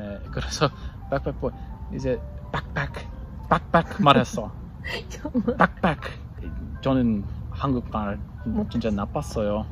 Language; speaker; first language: Korean; non-native, learner; English